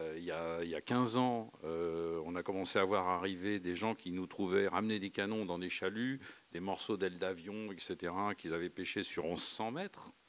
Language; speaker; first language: French; native; French